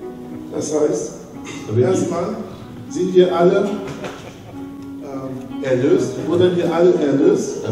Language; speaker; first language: German; non-native, learner; French